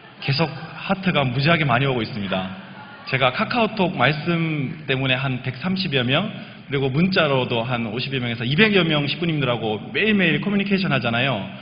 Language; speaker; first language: Korean; native; Korean